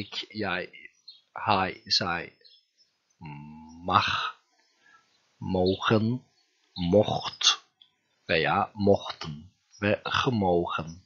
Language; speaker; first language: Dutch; non-native, fluent; Turkish